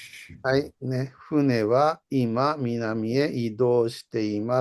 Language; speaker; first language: Japanese; non-native, fluent; Indonesian